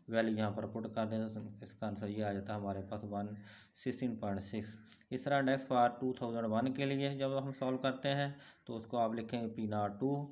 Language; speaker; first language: Urdu; non-native, local second language; Punjabi